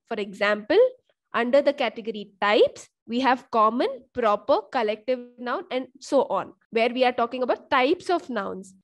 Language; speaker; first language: English; non-native, local second language; Kannada